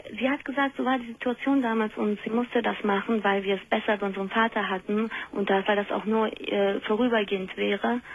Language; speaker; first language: German; native; German